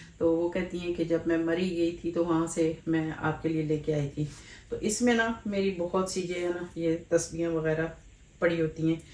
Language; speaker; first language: Urdu; native; Urdu